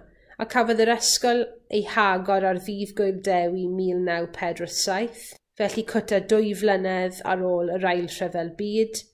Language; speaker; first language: Welsh; native; Welsh